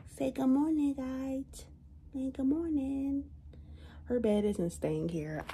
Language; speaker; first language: English; native; English